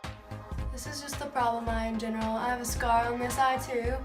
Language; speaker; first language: English; native; English